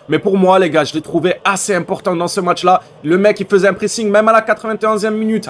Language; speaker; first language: French; native; French